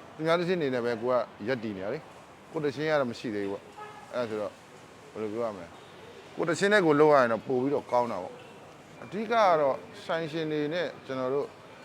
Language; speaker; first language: Burmese; native; Burmese